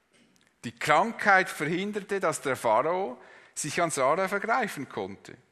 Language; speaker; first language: German; native; German